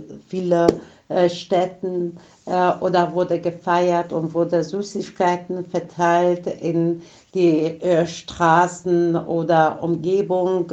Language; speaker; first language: German; non-native, fluent; Persian